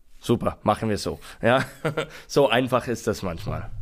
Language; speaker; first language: German; non-native, learner; English